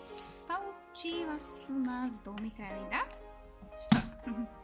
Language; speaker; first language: Russian; non-native, fluent; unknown